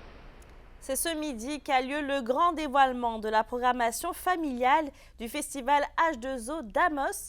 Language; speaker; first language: French; native; French